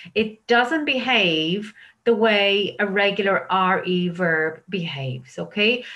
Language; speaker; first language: English; native; English